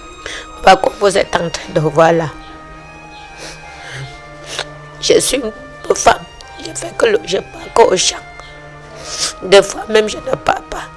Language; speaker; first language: French; non-native, local second language; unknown